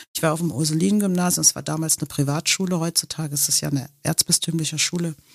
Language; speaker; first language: German; non-native, local second language; English